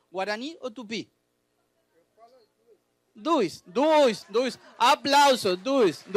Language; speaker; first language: Portuguese; non-native, learner; Spanish